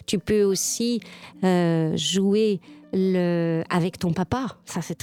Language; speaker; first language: French; native; French